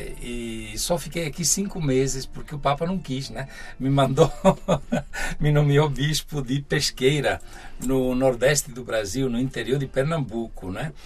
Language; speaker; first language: Portuguese; non-native, fluent; Italian